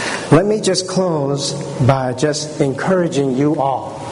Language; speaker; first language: English; early bilingual, other home language; Chinese